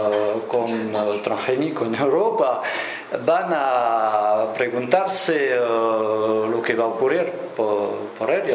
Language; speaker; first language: Spanish; non-native, fluent; French